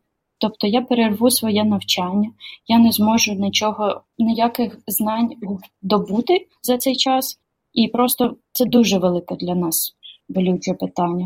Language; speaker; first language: Ukrainian; native; Ukrainian